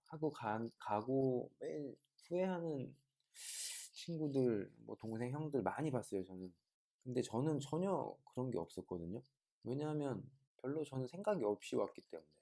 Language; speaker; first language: Korean; native; Korean